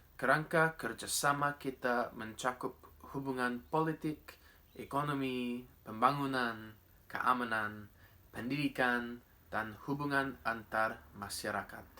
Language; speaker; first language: Indonesian; non-native, fluent; English